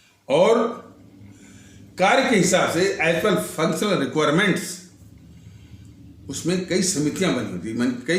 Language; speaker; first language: Hindi; native; Hindi